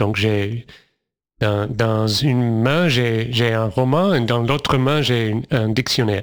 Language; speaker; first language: French; non-native, fluent; English